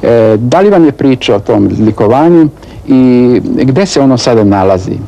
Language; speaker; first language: Bosnian; native; Bosnian